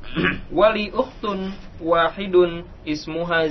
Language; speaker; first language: Arabic; non-native, learner; Indonesian